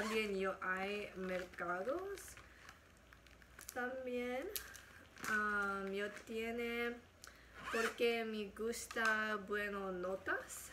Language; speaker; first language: Spanish; non-native, learner; English